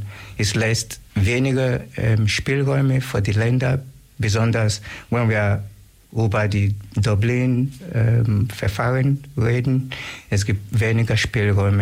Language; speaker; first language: German; non-native, learner; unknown